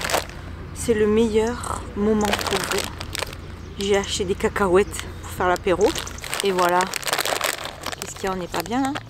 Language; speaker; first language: French; native; French